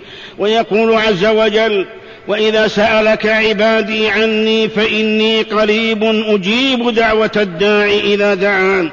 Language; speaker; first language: Arabic; native; Arabic